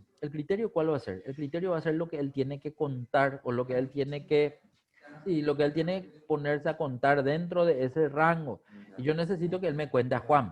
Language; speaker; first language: Spanish; native; Spanish